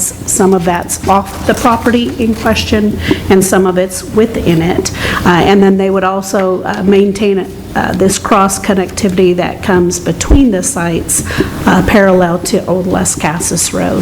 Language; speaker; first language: English; native; English